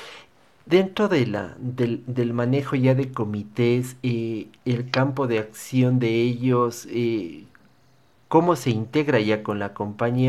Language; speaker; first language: Spanish; native; Spanish